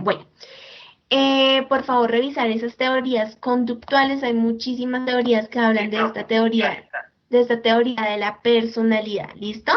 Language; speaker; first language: Spanish; native; Spanish